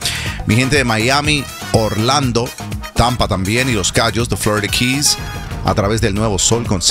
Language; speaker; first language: Spanish; native; Spanish